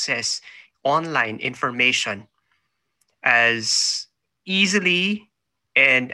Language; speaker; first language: English; non-native, local second language; Filipino